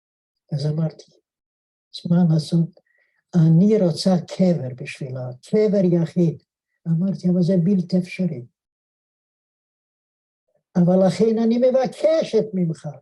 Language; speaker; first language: Hebrew; non-native, fluent; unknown